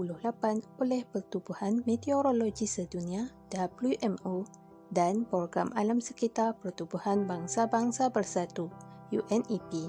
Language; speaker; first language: Malay; native; Malay